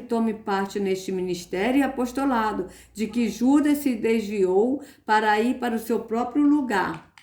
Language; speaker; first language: Portuguese; native; Portuguese